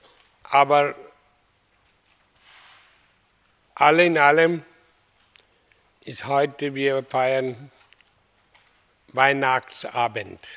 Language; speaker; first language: German; non-native, fluent; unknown